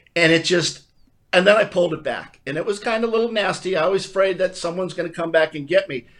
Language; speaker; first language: English; native; English